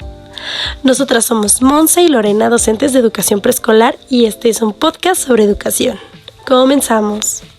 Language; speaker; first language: Spanish; native; Spanish